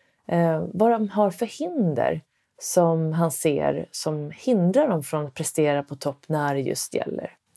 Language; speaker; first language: Swedish; native; Swedish